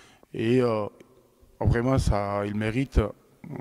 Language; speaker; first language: French; non-native, fluent; Georgian